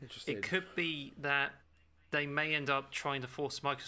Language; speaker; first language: English; native; English